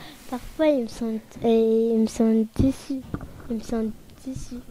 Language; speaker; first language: French; early bilingual, other home language; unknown